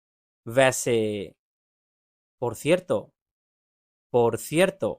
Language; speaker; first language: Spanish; non-native, fluent; Urdu